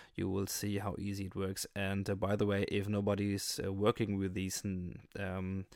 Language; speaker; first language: English; non-native, fluent; German